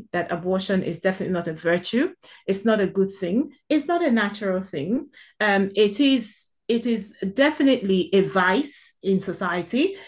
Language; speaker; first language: English; non-native, local second language; Igbo